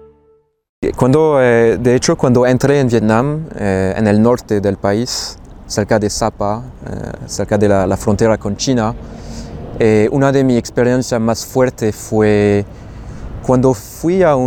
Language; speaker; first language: Spanish; non-native, fluent; French